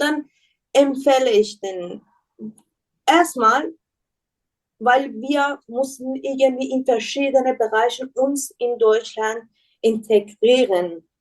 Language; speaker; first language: German; non-native, learner; Persian